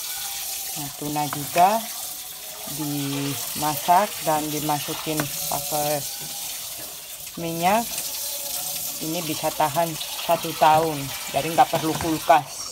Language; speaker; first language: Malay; non-native, fluent; Spanish